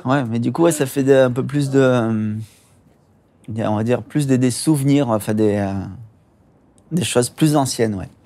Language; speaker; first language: French; native; French